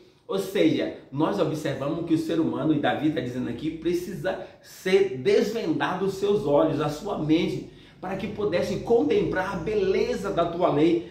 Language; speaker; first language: Portuguese; native; Portuguese